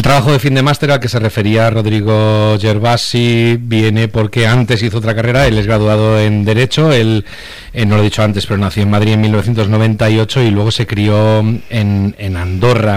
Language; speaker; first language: Spanish; native; Spanish